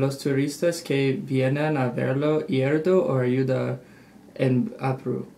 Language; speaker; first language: Spanish; non-native, learner; English